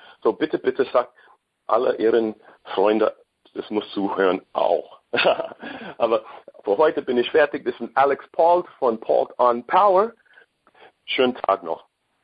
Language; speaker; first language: German; non-native, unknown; English